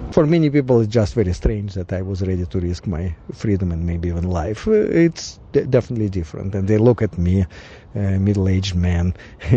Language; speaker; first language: English; non-native, fluent; Russian